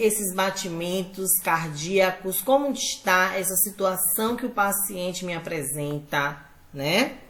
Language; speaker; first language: Portuguese; native; Portuguese